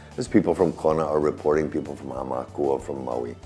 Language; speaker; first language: English; native; English